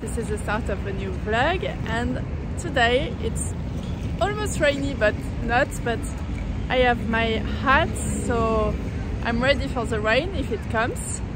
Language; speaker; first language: English; non-native, fluent; French